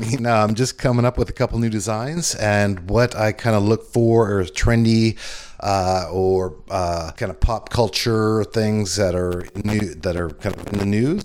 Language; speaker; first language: English; native; English